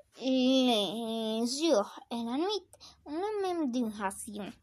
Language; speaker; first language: French; non-native, learner; Spanish